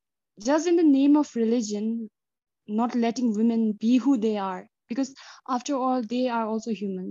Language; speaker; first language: English; non-native, local second language; Tibetan